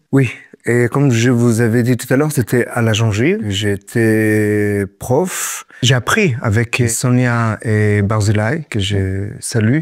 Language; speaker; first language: French; non-native, fluent; Hebrew